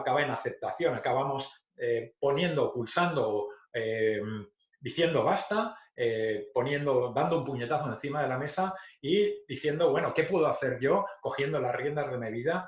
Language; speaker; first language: Spanish; native; Spanish